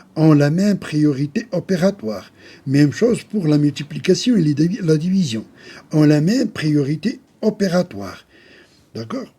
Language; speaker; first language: French; non-native, local second language; Arabic